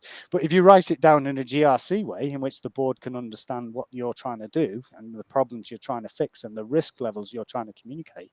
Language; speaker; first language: English; native; English